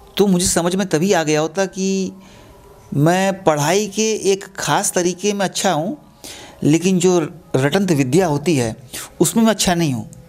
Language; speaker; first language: Hindi; native; Hindi